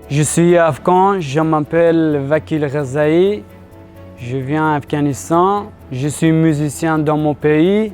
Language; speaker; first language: French; non-native, learner; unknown